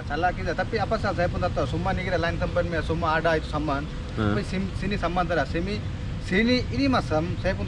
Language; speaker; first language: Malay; non-native, learner; Bangla